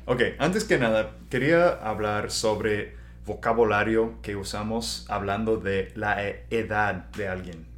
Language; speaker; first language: Spanish; non-native, fluent; English